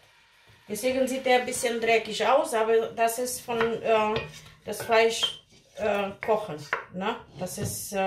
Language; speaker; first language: German; non-native, fluent; Portuguese